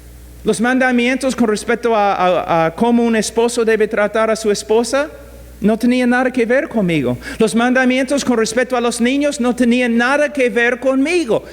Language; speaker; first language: Spanish; non-native, fluent; English